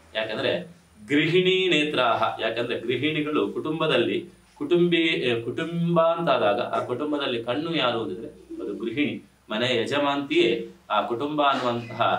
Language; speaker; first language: Kannada; non-native, local second language; Tulu